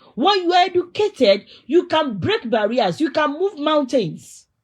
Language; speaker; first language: English; non-native, local second language; Yoruba